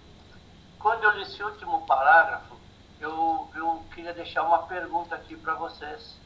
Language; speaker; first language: Portuguese; native; Portuguese